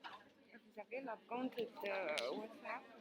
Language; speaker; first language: French; non-native, learner; Chinese